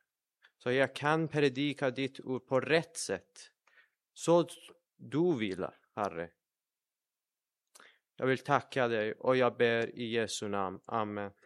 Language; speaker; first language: Swedish; non-native, fluent; Persian